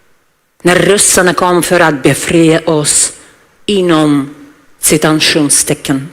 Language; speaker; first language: Swedish; non-native, learner; Ukrainian